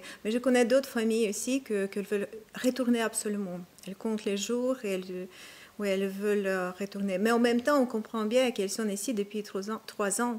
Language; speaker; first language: French; non-native, fluent; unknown